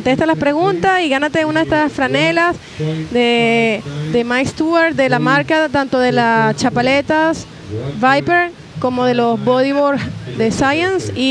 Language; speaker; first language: Spanish; native; Spanish